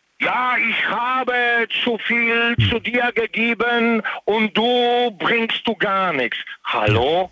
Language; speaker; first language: German; non-native, learner; Polish